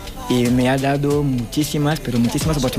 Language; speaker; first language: Spanish; non-native, fluent; Fang